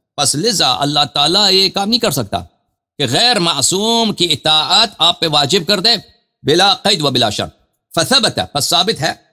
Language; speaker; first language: Urdu; non-native, fluent; Persian